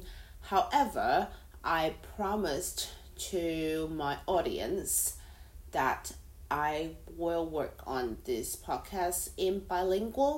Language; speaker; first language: English; non-native, fluent; Chinese